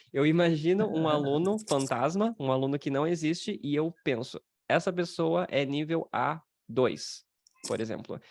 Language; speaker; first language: Portuguese; native; Portuguese